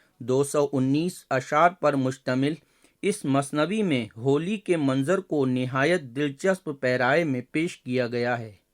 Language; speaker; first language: Urdu; native; Urdu